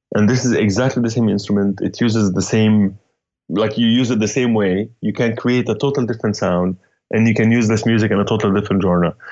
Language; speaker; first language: English; non-native, fluent; Arabic